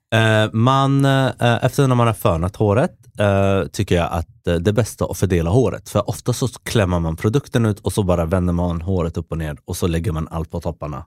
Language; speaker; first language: Swedish; early bilingual, other home language; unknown